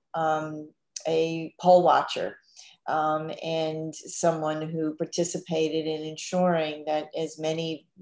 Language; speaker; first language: English; native; English